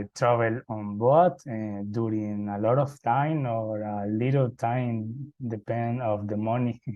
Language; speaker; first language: English; non-native, learner; Spanish